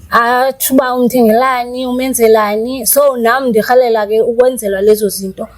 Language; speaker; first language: Zulu; non-native, local second language; Xhosa